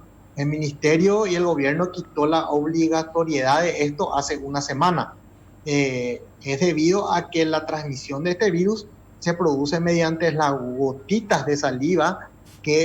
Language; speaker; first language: Spanish; native; Spanish